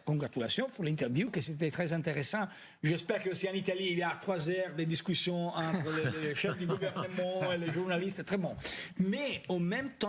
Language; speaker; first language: French; non-native, fluent; Italian